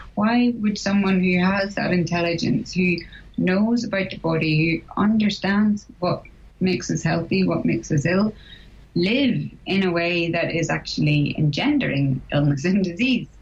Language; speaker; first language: English; native; English